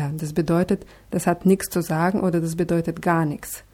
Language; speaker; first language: German; non-native, fluent; Russian